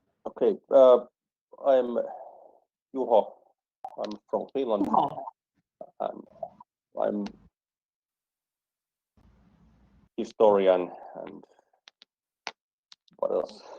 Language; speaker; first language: English; non-native, fluent; Finnish